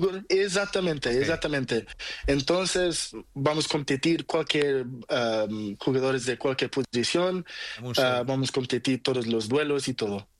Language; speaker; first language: Spanish; non-native, learner; Portuguese